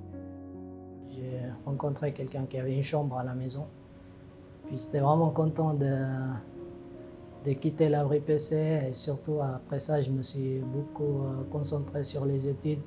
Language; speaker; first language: French; non-native, fluent; Tigrinya